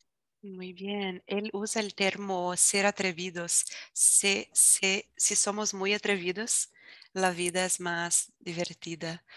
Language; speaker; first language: Spanish; non-native, fluent; Portuguese